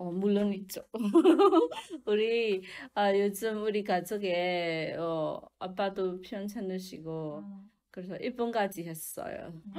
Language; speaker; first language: Korean; non-native, learner; Burmese